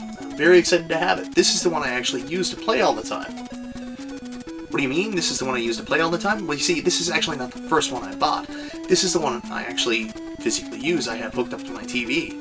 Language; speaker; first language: English; native; English